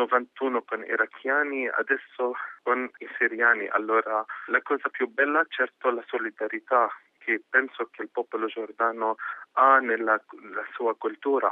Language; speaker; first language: Italian; non-native, fluent; Arabic